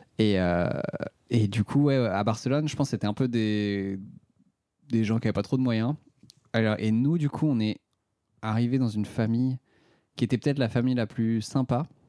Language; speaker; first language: French; native; French